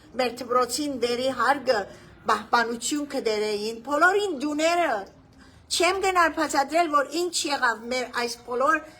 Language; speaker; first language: Armenian; early bilingual, heritage; Armenian